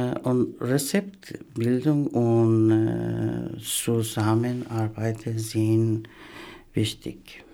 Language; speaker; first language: German; non-native, learner; Persian